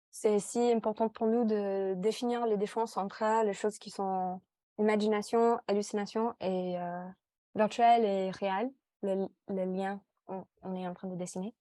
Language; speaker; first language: French; non-native, fluent; English